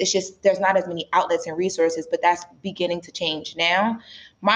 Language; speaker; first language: English; native; English